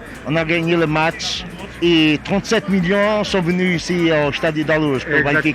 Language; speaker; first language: French; non-native, learner; Portuguese